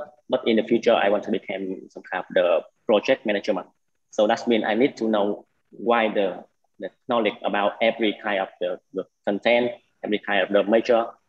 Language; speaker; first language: English; non-native, learner; Vietnamese